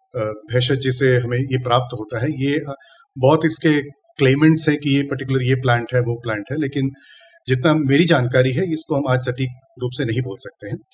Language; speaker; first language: Hindi; non-native, local second language; Tamil